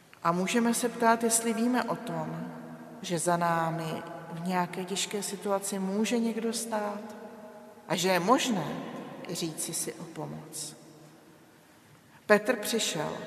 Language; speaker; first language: Czech; native; Czech